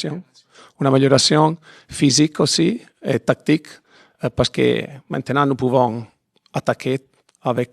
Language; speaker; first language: French; non-native, fluent; Italian